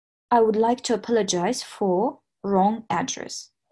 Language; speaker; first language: English; non-native, fluent; Russian